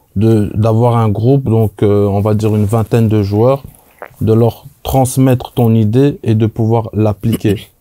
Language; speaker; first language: French; native; French